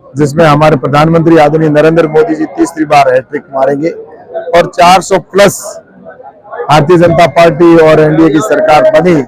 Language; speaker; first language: Hindi; native; Hindi